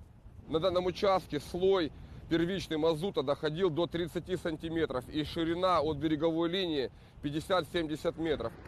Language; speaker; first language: Russian; native; Russian